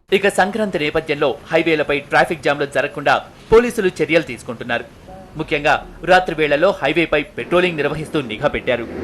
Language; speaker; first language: Telugu; native; Telugu